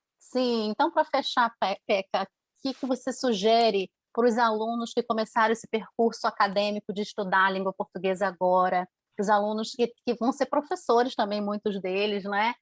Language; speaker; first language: Portuguese; native; Portuguese